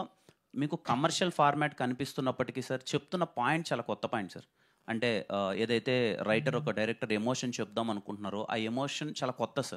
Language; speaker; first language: Telugu; native; Telugu